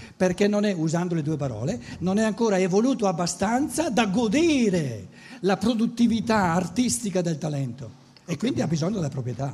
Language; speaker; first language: Italian; native; Italian